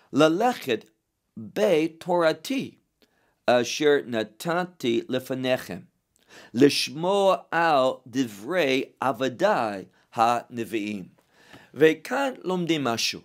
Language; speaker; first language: Hebrew; non-native, fluent; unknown